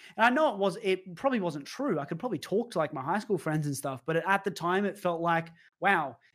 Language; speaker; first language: English; native; English